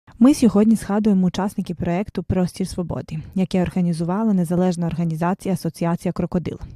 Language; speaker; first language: Ukrainian; early bilingual, heritage; Ukrainian